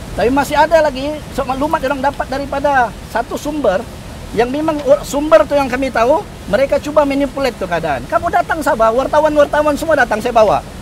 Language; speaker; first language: Malay; native; Malay